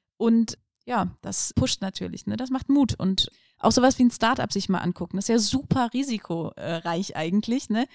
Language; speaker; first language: German; native; German